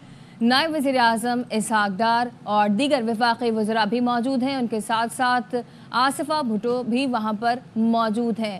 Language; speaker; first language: Urdu; native; Urdu